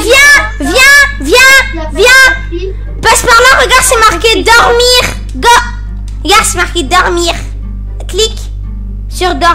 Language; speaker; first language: French; native; French